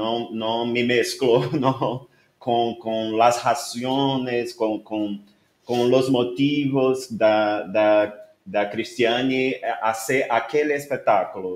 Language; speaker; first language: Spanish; non-native, learner; Portuguese